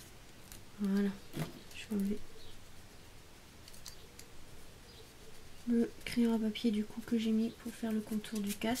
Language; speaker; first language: French; native; French